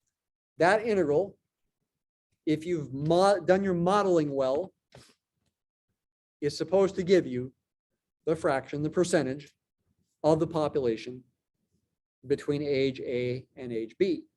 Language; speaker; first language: English; native; English